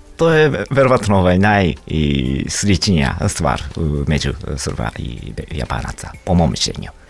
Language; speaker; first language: Serbian; non-native, fluent; Japanese